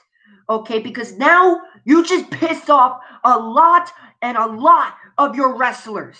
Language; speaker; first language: English; native; English